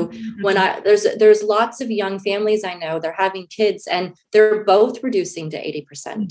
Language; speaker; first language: English; native; English